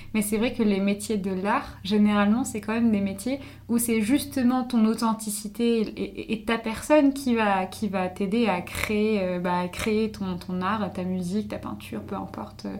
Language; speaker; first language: French; native; French